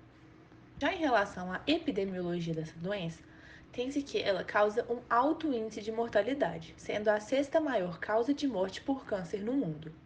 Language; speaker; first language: Portuguese; native; Portuguese